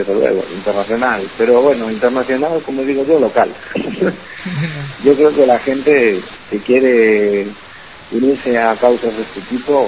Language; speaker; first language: Spanish; native; Spanish